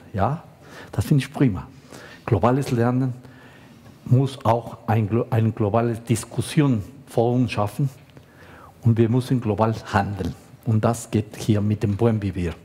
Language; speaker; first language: German; non-native, fluent; Spanish